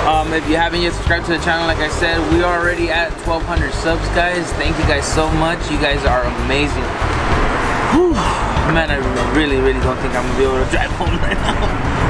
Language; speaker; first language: English; early bilingual, other home language; Spanish